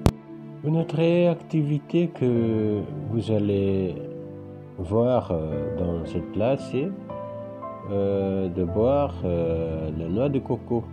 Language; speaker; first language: French; non-native, fluent; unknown